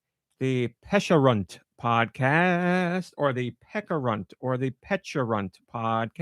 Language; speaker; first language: English; native; English